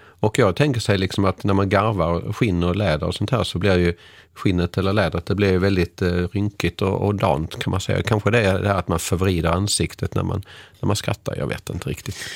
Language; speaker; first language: Swedish; native; Swedish